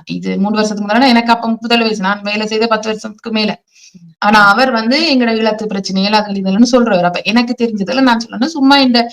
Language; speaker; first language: Tamil; early bilingual, heritage; Tamil